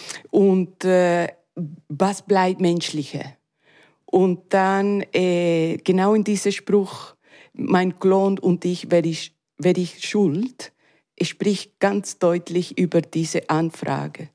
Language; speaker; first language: German; non-native, learner; Spanish